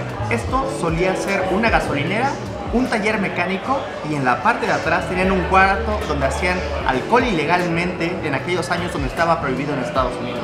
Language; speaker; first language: Spanish; native; Spanish